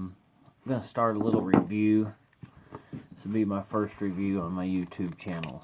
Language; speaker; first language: English; native; English